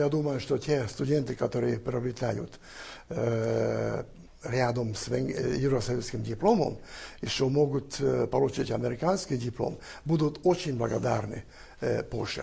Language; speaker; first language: Russian; non-native, fluent; Hungarian